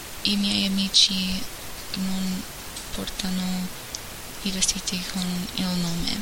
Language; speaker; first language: Italian; non-native, learner; English